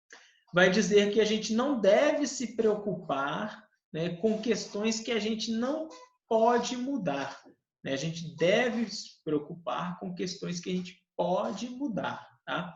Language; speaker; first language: Portuguese; native; Portuguese